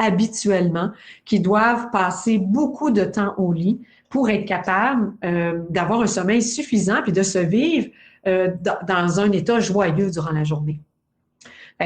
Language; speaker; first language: French; native; French